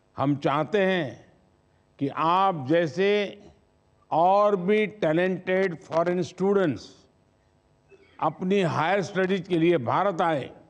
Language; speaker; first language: Hindi; non-native, local second language; Gujarati